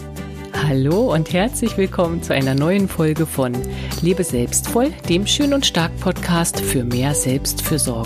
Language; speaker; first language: German; native; German